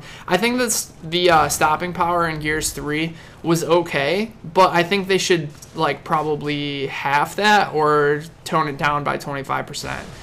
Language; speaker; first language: English; native; English